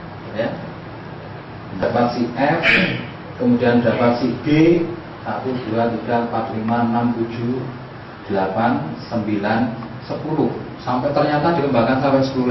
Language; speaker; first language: Indonesian; native; Indonesian